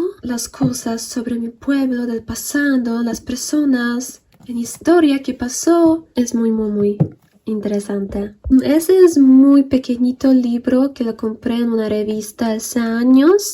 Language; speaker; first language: Spanish; non-native, fluent; Polish